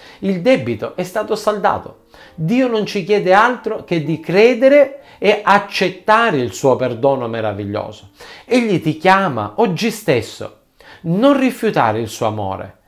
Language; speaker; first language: Italian; native; Italian